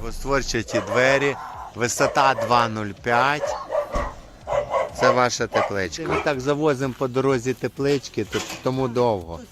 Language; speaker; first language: Ukrainian; native; Ukrainian